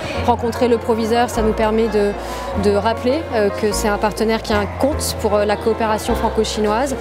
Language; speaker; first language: French; native; French